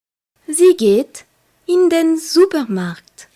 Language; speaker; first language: German; non-native, fluent; French